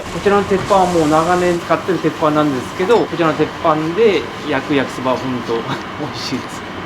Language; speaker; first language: Japanese; native; Japanese